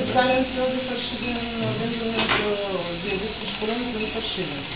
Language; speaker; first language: German; non-native, fluent; Bulgarian